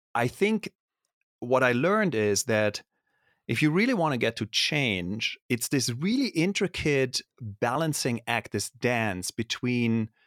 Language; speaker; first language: English; non-native, fluent; German